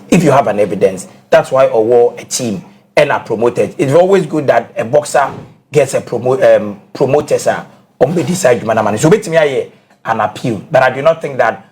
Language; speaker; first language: English; non-native, local second language; Akan